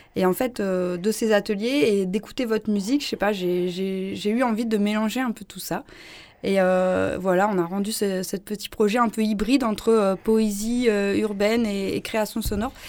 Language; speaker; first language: French; native; French